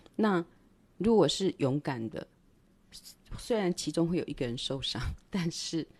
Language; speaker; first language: Chinese; non-native, local second language; Min Nan Chinese